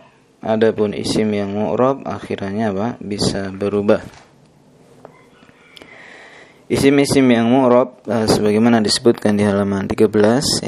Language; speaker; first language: Indonesian; native; Indonesian